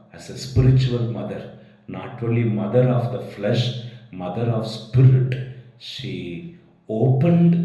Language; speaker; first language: English; non-native, local second language; Tamil